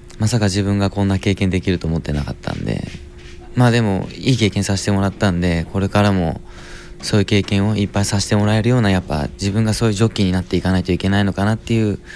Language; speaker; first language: Japanese; native; Japanese